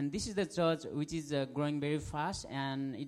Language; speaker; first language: English; non-native, local second language; Nepali